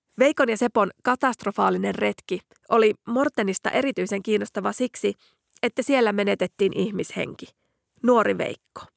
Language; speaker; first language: Finnish; native; Finnish